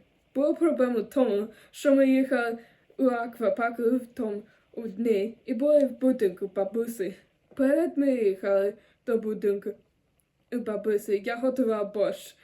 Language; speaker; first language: Ukrainian; non-native, learner; German